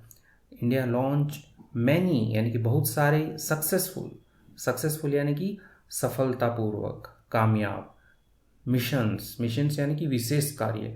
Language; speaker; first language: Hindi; native; Hindi